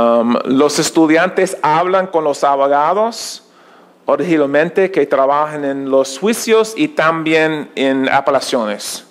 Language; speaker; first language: Spanish; non-native, learner; English